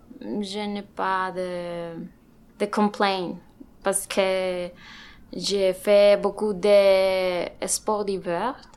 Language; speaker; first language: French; non-native, learner; Spanish